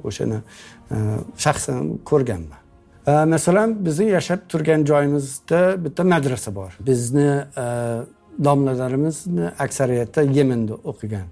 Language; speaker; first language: Uzbek; non-native, fluent; English